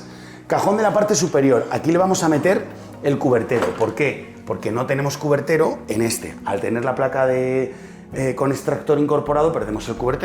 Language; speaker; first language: Spanish; native; Spanish